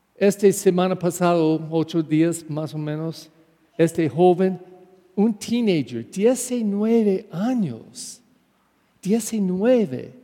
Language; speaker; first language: Spanish; non-native, fluent; English